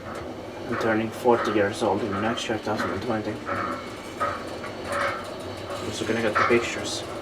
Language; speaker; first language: English; non-native, learner; Finnish